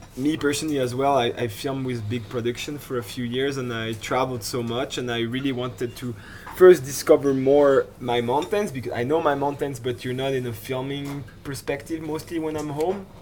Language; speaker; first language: English; non-native, fluent; French